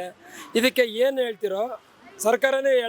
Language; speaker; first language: Kannada; native; Kannada